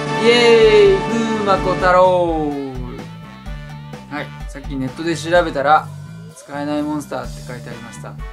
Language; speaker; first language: Japanese; native; Japanese